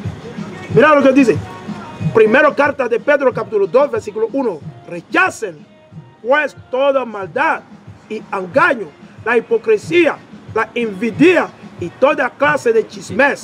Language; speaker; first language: Spanish; non-native, learner; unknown